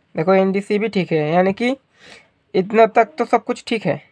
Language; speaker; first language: Hindi; non-native, local second language; Bangla